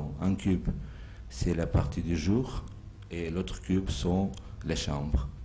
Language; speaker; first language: French; non-native, fluent; Portuguese